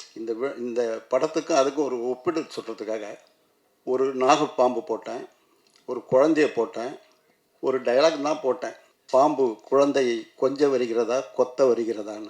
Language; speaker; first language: Tamil; native; Tamil